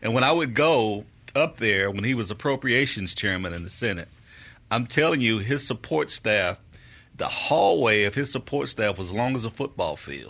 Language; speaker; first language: English; native; English